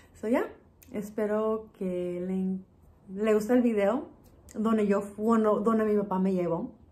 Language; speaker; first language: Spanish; early bilingual, heritage; Spanish